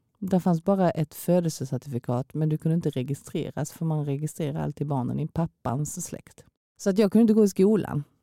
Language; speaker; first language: Swedish; early bilingual, other home language; Korean